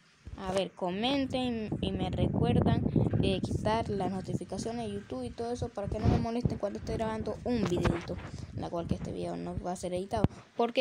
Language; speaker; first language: Spanish; native; Spanish